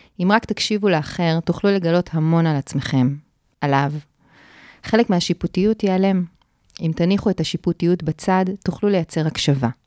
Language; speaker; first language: Hebrew; native; Hebrew